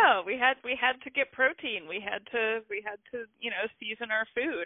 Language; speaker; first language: English; native; English